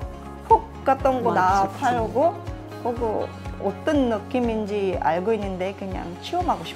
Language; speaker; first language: Korean; non-native, learner; Bangla